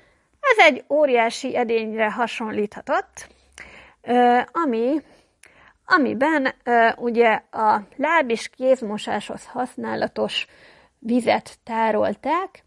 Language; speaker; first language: Hungarian; native; Hungarian